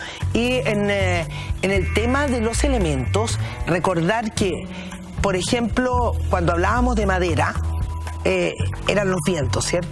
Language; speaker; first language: Spanish; native; Spanish